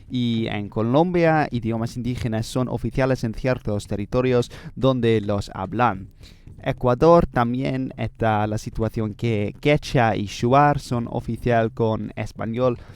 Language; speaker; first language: Spanish; non-native, learner; English